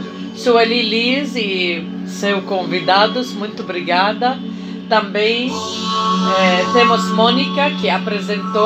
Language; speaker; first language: Portuguese; non-native, fluent; Arabic